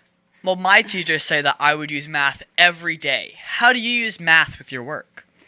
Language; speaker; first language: English; native; English